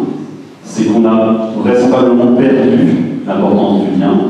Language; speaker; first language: French; native; French